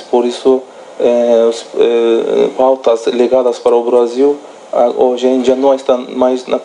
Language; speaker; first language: Portuguese; non-native, fluent; Turkish